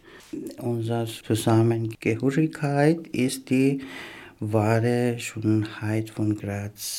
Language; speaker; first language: German; non-native, learner; Persian